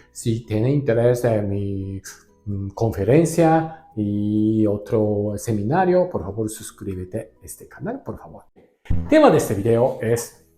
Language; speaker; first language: Spanish; non-native, learner; Japanese